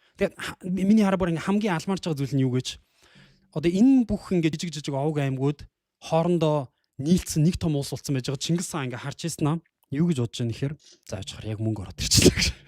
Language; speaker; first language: Mongolian; native; Mongolian